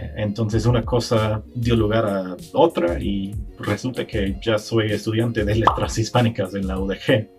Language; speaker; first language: Spanish; non-native, fluent; English